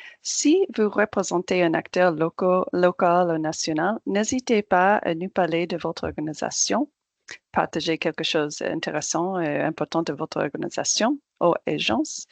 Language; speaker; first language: French; non-native, fluent; English